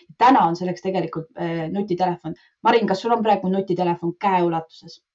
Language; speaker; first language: Estonian; non-native, local second language; Russian